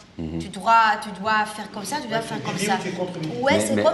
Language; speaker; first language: French; non-native, learner; Hebrew